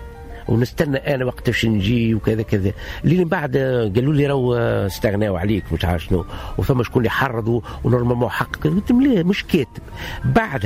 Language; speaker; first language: Arabic; native; Arabic